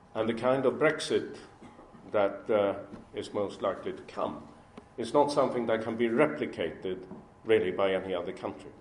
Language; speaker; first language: English; non-native, fluent; Swedish